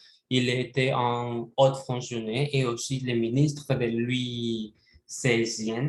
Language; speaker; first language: French; non-native, learner; Spanish